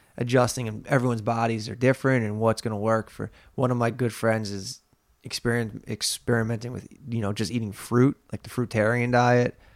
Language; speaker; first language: English; native; English